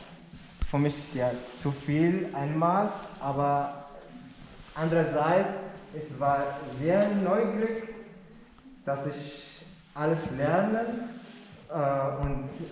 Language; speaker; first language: German; non-native, learner; Arabic